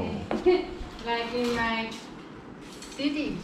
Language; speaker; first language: English; non-native, learner; Spanish